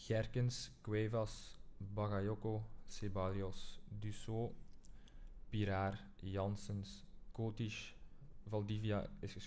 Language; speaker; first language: Dutch; native; Dutch